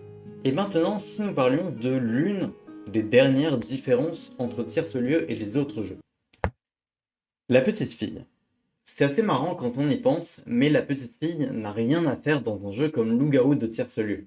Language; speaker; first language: French; native; French